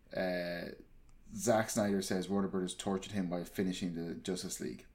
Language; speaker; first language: English; native; English